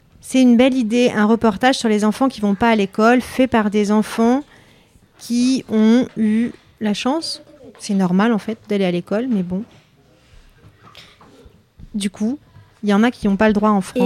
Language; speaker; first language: French; native; French